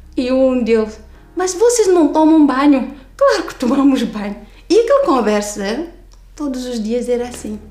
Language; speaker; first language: Portuguese; non-native, fluent; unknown